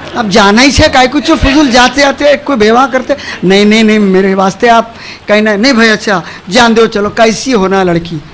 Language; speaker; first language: Urdu; native; Urdu